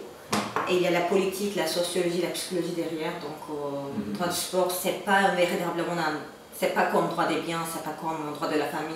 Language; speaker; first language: French; non-native, fluent; Turkish